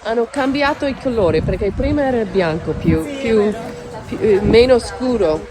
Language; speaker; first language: Italian; non-native, learner; English